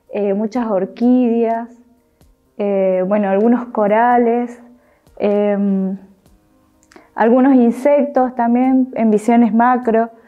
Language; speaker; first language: Spanish; native; Spanish